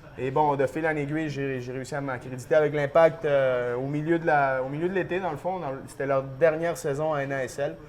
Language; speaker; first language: French; early bilingual, other home language; Spanish